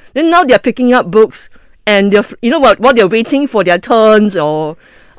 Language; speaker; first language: English; non-native, local second language; Cantonese